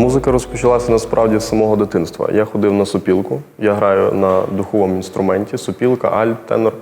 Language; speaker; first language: Ukrainian; native; Ukrainian